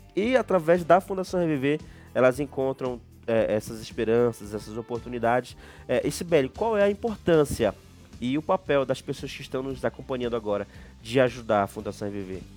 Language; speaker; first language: Portuguese; native; Portuguese